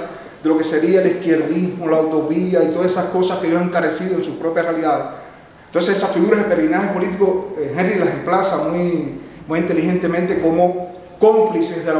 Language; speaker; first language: Spanish; native; Spanish